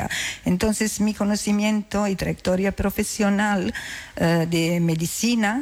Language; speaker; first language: Spanish; non-native, learner; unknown